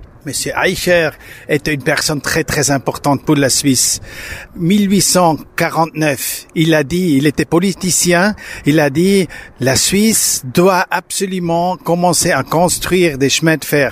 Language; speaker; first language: French; non-native, local second language; German